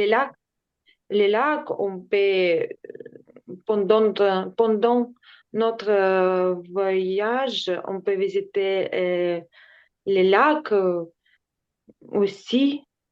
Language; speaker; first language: French; non-native, learner; Ukrainian